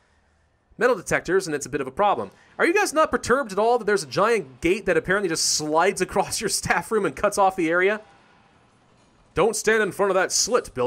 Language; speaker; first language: English; native; English